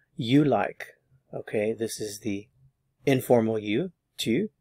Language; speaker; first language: English; native; English